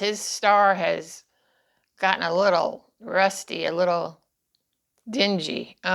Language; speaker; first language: English; native; English